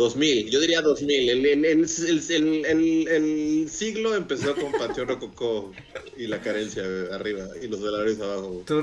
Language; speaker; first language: Spanish; native; Spanish